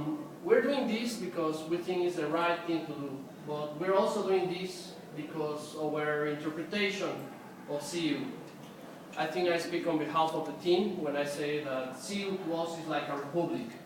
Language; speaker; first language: English; non-native, fluent; Spanish